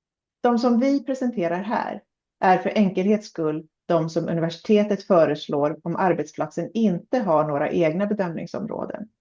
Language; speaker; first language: Swedish; native; Swedish